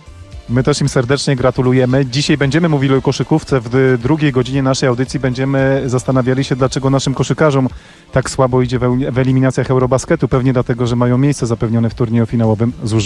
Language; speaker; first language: Polish; native; Polish